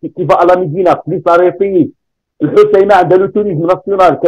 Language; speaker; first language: French; non-native, local second language; Arabic